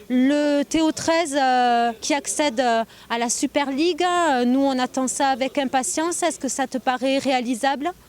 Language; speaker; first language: French; native; French